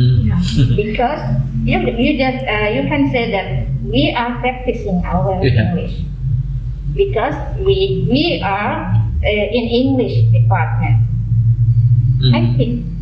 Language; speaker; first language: English; non-native, fluent; Indonesian